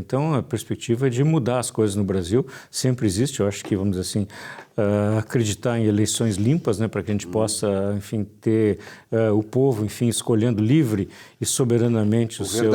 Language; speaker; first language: Portuguese; native; Portuguese